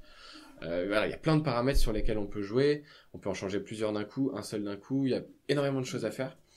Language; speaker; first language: French; native; French